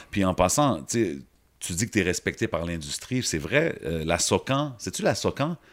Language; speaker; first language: French; early bilingual, other home language; Arabic